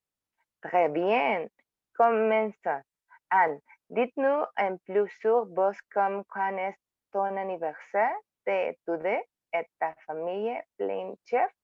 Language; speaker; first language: French; non-native, learner; Spanish